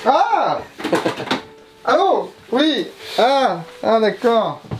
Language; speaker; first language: French; native; French